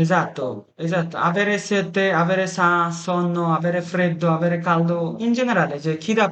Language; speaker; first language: Italian; non-native, fluent; Bangla